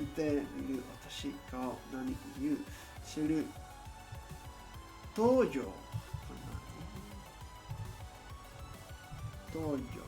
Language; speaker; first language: Japanese; non-native, learner; English